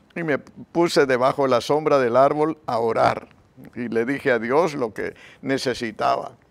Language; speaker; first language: Spanish; native; Spanish